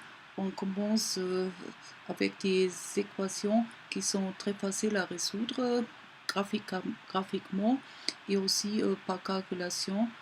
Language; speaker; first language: French; non-native, fluent; German